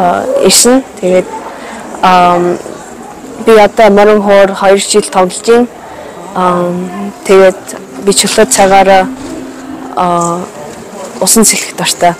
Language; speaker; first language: Mongolian; early bilingual, heritage; Mongolian